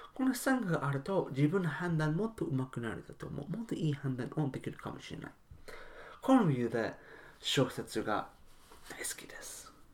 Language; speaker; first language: Japanese; non-native, learner; English